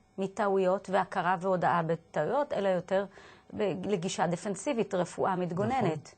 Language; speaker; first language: Hebrew; native; Hebrew